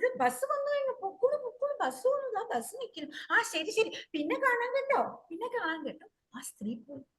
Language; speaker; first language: Malayalam; early bilingual, heritage; Malayalam